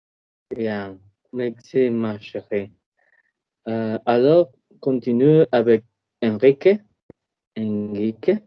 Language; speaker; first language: French; non-native, learner; Spanish